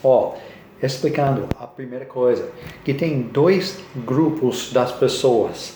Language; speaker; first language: Portuguese; non-native, learner; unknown